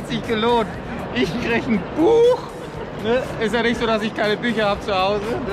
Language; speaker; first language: German; native; German